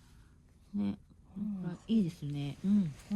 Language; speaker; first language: Japanese; native; Japanese